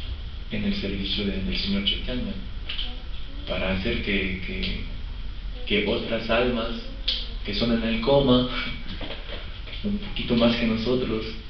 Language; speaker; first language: Spanish; non-native, fluent; French